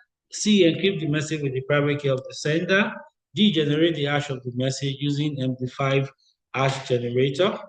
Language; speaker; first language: English; non-native, local second language; Yoruba